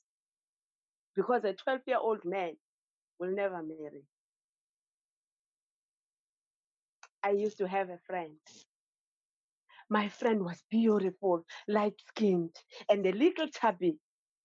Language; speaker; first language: English; non-native, local second language; Xhosa